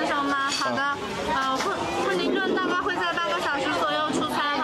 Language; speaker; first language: Chinese; native; Chinese